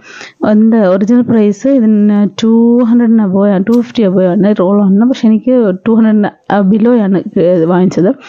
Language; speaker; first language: Malayalam; native; Malayalam